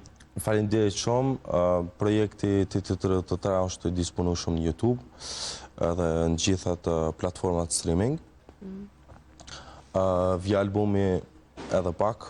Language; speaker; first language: Albanian; early bilingual, heritage; Albanian